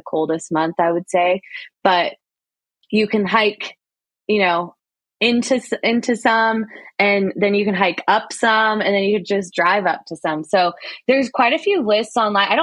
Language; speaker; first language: English; native; English